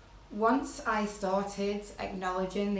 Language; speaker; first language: English; native; English